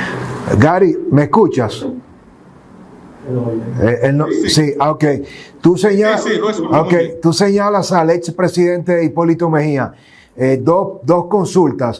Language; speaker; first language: Spanish; native; Spanish